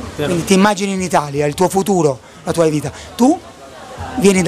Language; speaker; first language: Italian; native; Italian